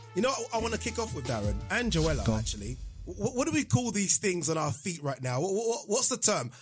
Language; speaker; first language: English; non-native, local second language; Yoruba